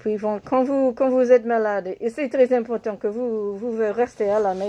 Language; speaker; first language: French; non-native, learner; English